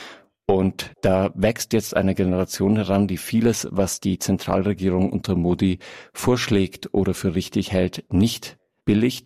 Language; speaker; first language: German; native; German